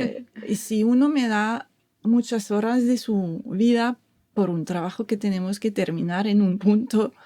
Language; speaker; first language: Spanish; non-native, fluent; French